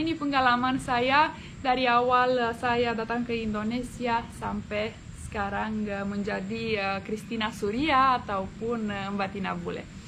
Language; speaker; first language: Indonesian; non-native, fluent; Romanian